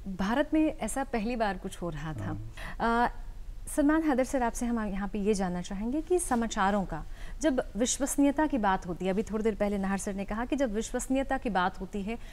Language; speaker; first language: Hindi; native; Hindi